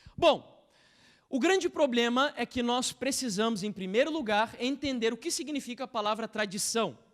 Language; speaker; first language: Portuguese; native; Portuguese